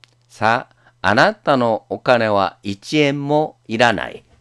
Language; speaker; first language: Japanese; non-native, fluent; Korean